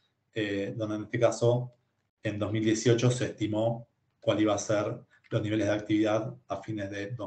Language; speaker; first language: Spanish; native; Spanish